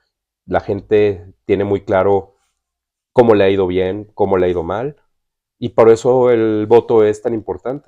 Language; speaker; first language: Spanish; native; Spanish